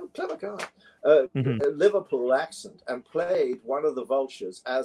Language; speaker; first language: English; native; English